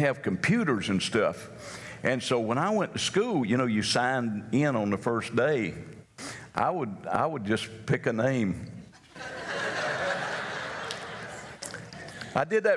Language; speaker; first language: English; native; English